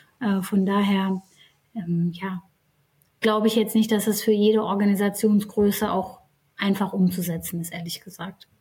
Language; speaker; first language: German; early bilingual, other home language; Turkish